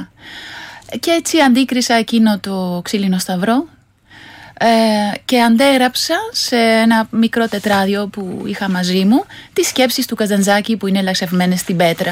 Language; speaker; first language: Greek; non-native, fluent; Spanish